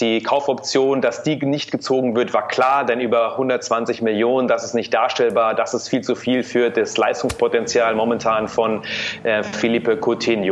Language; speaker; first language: German; native; German